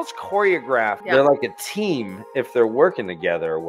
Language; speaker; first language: English; native; English